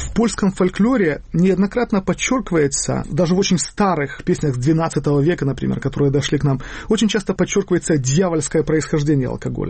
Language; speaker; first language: Russian; native; Russian